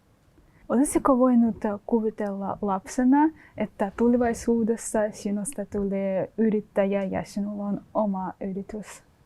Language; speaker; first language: Finnish; non-native, fluent; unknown